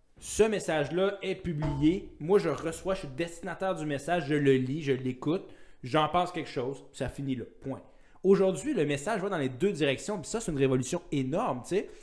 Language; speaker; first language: French; native; French